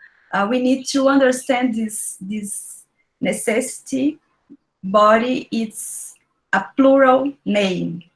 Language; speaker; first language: English; non-native, learner; Portuguese